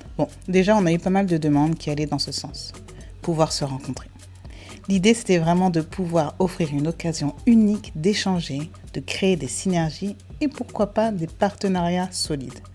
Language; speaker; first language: French; native; French